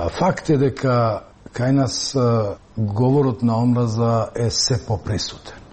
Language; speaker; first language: Macedonian; non-native, local second language; Albanian